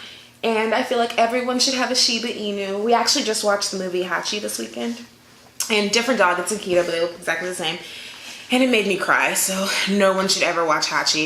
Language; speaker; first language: English; native; English